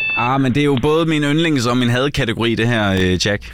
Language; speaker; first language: Danish; native; Danish